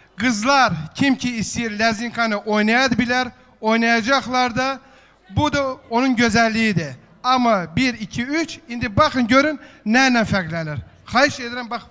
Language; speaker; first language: Azerbaijani; non-native, local second language; Avaric